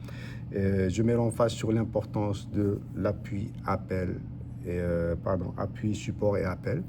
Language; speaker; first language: French; non-native, local second language; Arabic